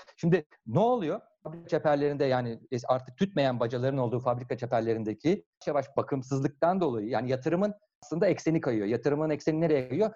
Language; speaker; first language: Turkish; native; Turkish